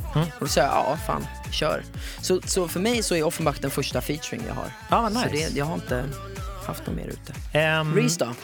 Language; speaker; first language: Swedish; early bilingual, other home language; Italian